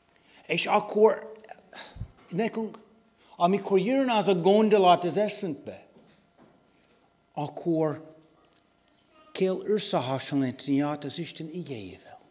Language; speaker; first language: Hungarian; non-native, learner; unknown